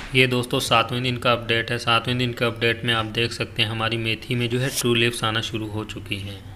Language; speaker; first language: Hindi; native; Hindi